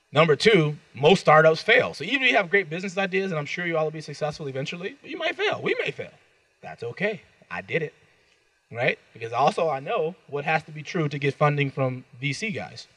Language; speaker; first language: English; native; English